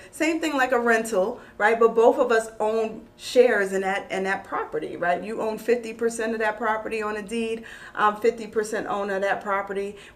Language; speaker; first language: English; native; English